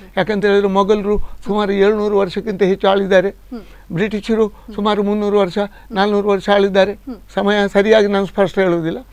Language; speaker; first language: Kannada; non-native, local second language; Tulu